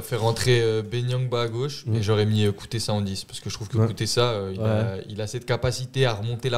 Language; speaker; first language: French; native; French